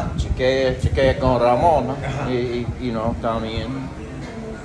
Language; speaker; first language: Spanish; non-native, learner; English